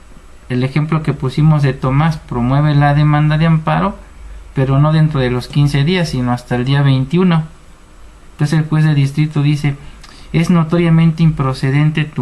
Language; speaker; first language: Spanish; native; Spanish